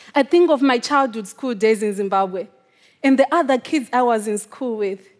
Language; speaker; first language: English; non-native, local second language; Shona